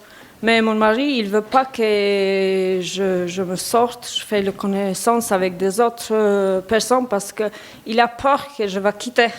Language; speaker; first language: French; non-native, learner; Albanian